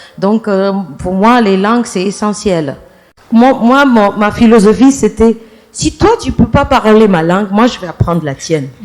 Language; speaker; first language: French; non-native, fluent; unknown